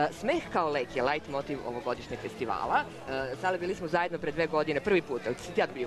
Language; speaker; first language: Serbian; native; Serbian